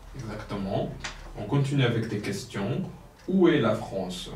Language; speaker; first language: French; non-native, local second language; Kinyarwanda